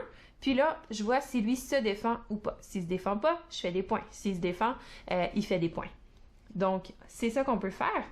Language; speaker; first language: French; native; French